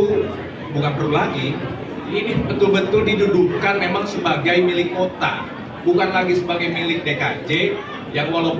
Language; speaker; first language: Indonesian; native; Indonesian